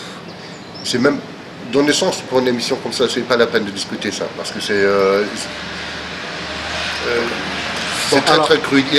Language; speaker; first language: French; non-native, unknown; German